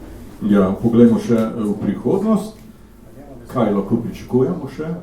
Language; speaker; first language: Slovenian; native; Slovenian